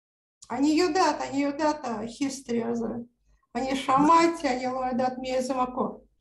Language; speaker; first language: Hebrew; non-native, learner; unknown